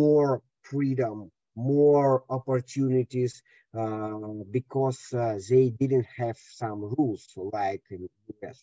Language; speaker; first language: English; non-native, learner; Russian